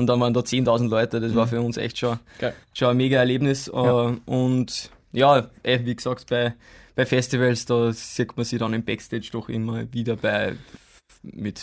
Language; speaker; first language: German; native; German